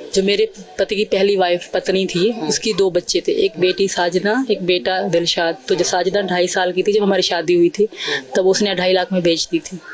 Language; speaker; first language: Urdu; non-native, local second language; Sindhi